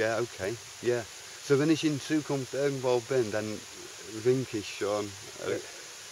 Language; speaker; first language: German; non-native, fluent; English